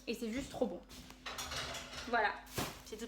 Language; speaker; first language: French; native; French